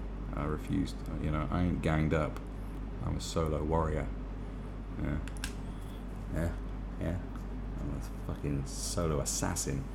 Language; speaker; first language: English; native; English